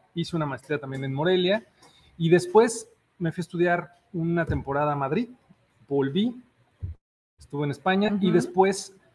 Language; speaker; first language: Spanish; native; Spanish